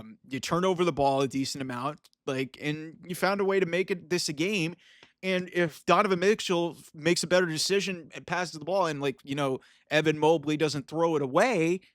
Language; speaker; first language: English; native; English